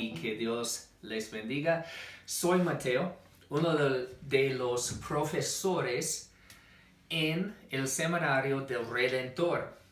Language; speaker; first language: Spanish; non-native, fluent; English